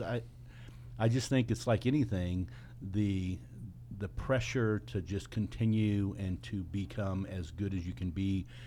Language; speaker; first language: English; native; English